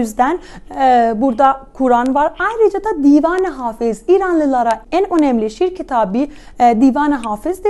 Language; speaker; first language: Turkish; non-native, fluent; Persian